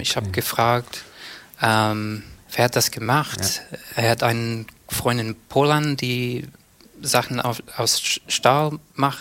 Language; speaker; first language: German; non-native, learner; English